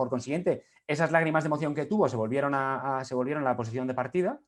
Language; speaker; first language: Spanish; native; Spanish